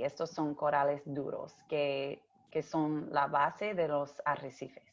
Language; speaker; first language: Spanish; early bilingual, heritage; English